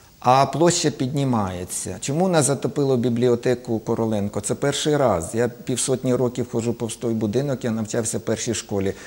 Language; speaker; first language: Ukrainian; native; Ukrainian